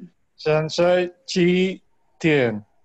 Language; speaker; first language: Chinese; non-native, learner; Indonesian